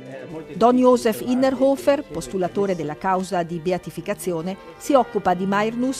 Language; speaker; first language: Italian; native; Italian